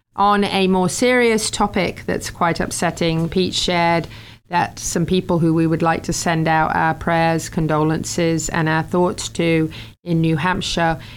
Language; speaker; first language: English; native; English